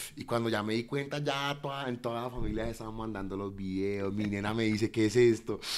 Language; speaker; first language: Spanish; native; Spanish